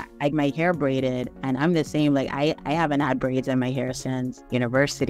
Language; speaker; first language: English; native; English